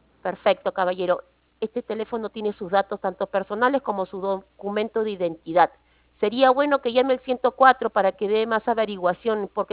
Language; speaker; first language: Spanish; native; Spanish